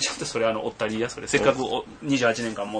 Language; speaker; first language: Japanese; native; Japanese